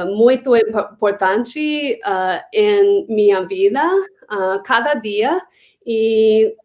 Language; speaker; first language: Portuguese; non-native, learner; English